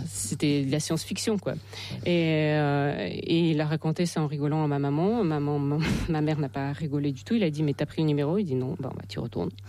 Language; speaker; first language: French; non-native, fluent; Russian